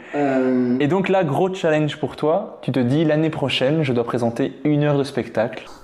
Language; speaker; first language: French; native; French